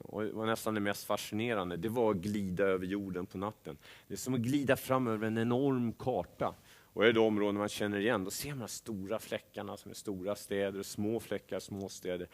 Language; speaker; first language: Swedish; native; Swedish